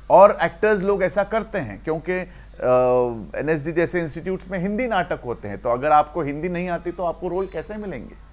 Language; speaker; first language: Hindi; non-native, local second language; Marathi